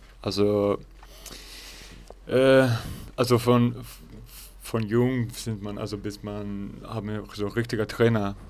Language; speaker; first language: German; non-native, fluent; Icelandic